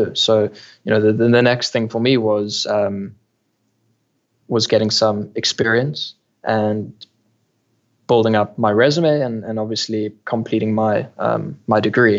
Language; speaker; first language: English; native; English